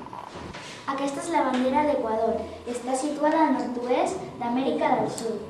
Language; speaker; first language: Catalan; early bilingual, other home language; Spanish